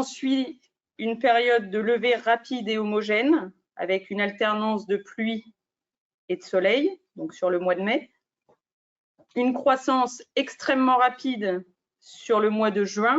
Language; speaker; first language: French; native; French